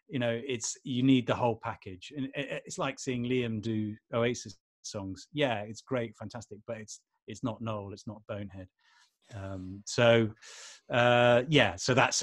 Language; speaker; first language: English; native; English